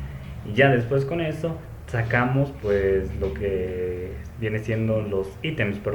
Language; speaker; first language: Spanish; native; Spanish